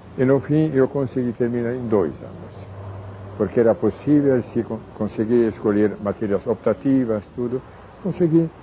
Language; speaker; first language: Portuguese; non-native, fluent; Hungarian